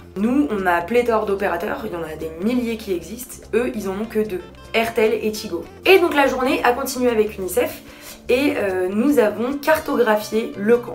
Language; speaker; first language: French; native; French